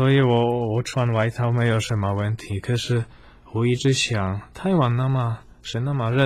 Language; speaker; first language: Chinese; non-native, fluent; Polish